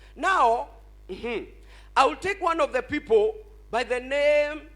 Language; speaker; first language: English; non-native, local second language; Swahili